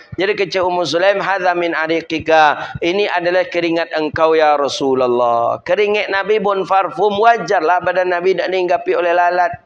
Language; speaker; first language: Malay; non-native, local second language; Minangkabau